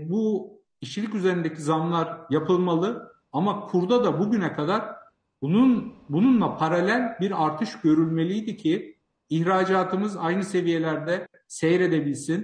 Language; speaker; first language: Turkish; native; Turkish